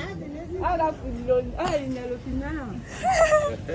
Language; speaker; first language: French; non-native, local second language; Sango